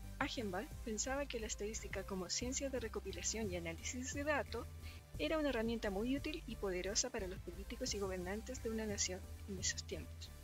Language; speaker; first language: Spanish; native; Spanish